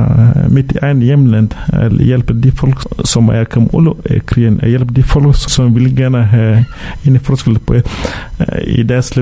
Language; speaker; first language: Danish; non-native, fluent; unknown